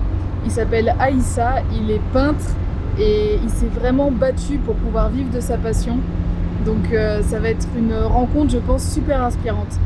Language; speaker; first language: French; native; French